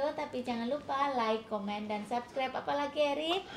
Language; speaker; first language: Indonesian; native; Indonesian